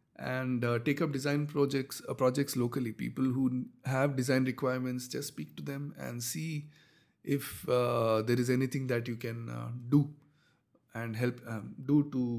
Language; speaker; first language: English; non-native, local second language; Kannada